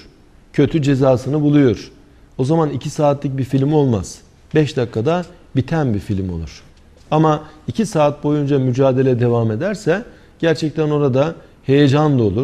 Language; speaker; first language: Turkish; native; Turkish